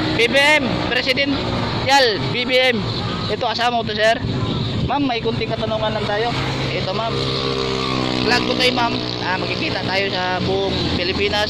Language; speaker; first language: Filipino; non-native, local second language; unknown